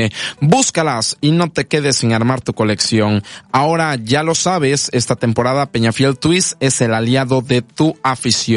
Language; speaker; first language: Spanish; native; Spanish